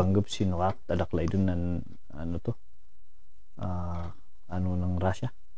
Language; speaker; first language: Filipino; non-native, local second language; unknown